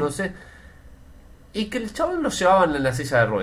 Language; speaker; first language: Spanish; native; Spanish